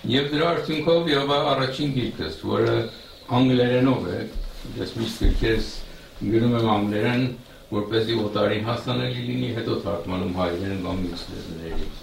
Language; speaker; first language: Armenian; early bilingual, heritage; Armenian